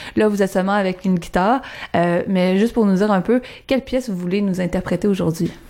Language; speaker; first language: French; early bilingual, other home language; Arabic